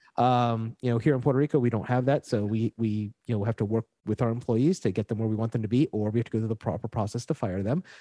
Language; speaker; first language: English; native; English